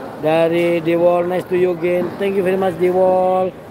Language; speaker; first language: English; non-native, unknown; Indonesian